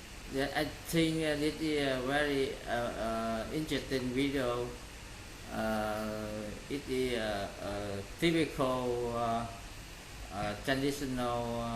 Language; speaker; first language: English; non-native, learner; Vietnamese